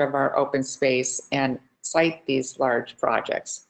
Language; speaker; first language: English; native; English